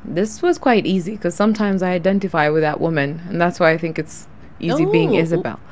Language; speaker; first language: English; non-native, local second language; Ganda